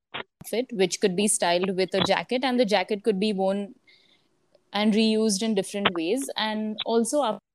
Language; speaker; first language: English; non-native, local second language; Gujarati